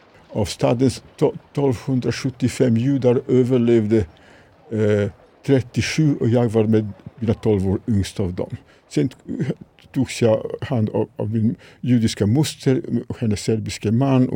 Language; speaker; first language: Swedish; non-native, fluent; Serbian